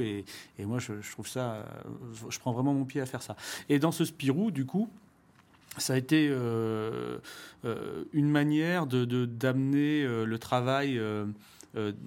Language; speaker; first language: French; native; French